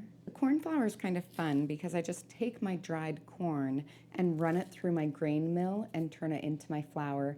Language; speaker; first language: English; native; English